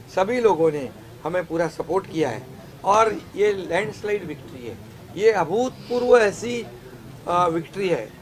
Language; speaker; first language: Hindi; non-native, local second language; Marathi